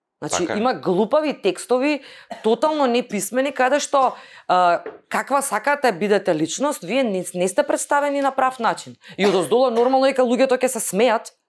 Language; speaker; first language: Macedonian; native; Macedonian